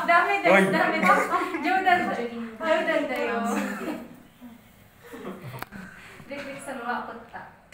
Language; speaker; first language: Japanese; non-native, learner; Filipino